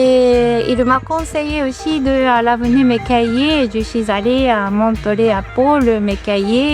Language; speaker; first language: French; non-native, fluent; Japanese